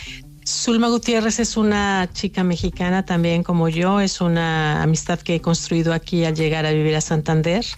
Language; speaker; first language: Spanish; native; Spanish